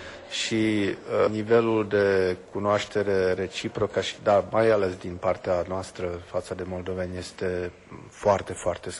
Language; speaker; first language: Romanian; non-native, fluent; Czech